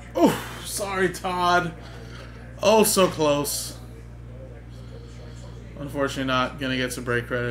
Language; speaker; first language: English; native; English